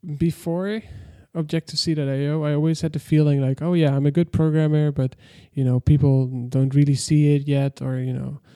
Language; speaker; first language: English; non-native, fluent; Dutch